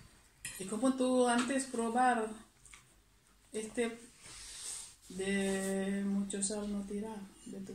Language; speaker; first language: Spanish; non-native, learner; Indonesian